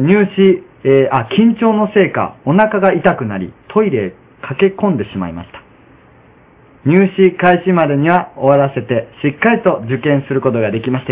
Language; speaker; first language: Japanese; native; Japanese